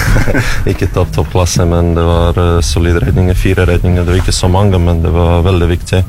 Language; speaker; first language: Norwegian; non-native, learner; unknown